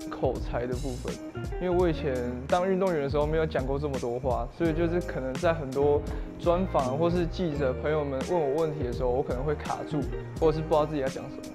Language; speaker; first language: Chinese; native; Chinese